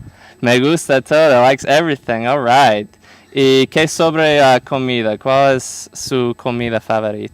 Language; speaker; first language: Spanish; non-native, learner; English